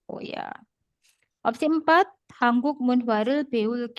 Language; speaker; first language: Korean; non-native, fluent; Indonesian